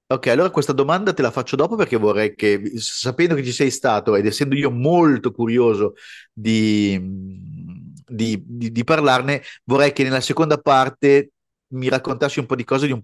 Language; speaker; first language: Italian; native; Italian